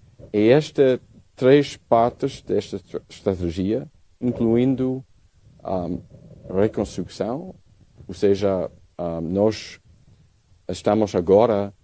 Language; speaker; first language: Portuguese; non-native, learner; English